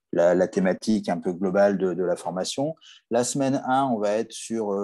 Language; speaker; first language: French; native; French